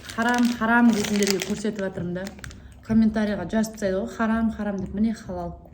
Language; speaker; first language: Kazakh; non-native, local second language; Russian